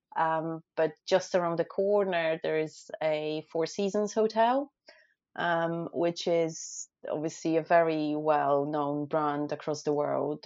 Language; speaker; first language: English; non-native, fluent; Polish